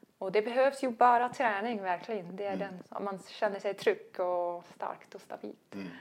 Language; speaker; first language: Swedish; non-native, fluent; German